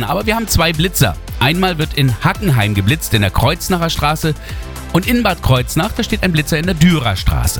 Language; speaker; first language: German; native; German